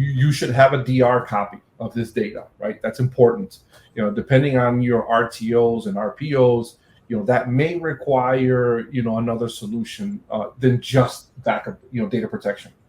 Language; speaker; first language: English; native; English